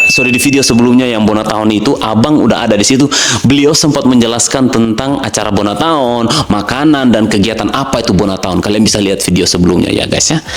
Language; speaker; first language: Indonesian; native; Indonesian